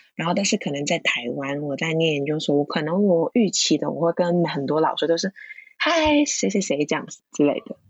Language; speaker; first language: Chinese; non-native, local second language; Cantonese